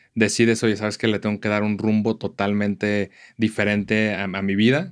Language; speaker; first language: Spanish; native; Spanish